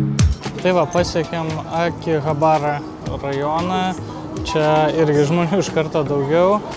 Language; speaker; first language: Lithuanian; native; Lithuanian